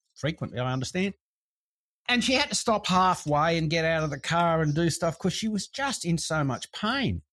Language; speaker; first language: English; native; English